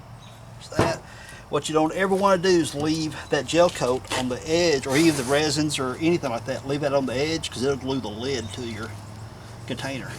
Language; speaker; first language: English; native; English